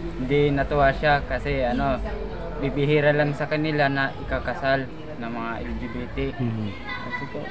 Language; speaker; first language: Filipino; non-native, local second language; Waray